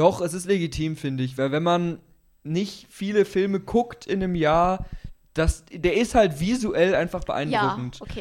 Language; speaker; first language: German; native; German